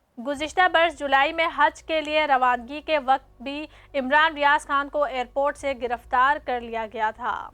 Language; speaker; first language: Urdu; native; Urdu